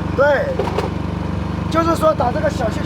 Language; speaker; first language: Chinese; native; Chinese